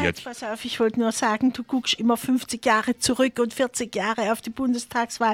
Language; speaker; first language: German; native; German